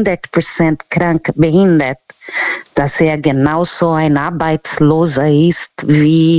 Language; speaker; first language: German; non-native, fluent; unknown